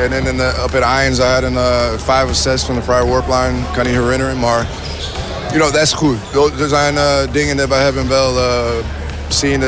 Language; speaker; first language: Dutch; non-native, learner; English